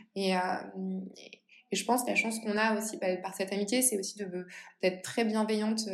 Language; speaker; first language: French; native; French